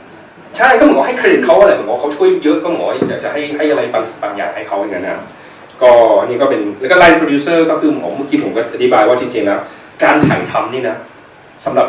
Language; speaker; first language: Thai; early bilingual, heritage; Thai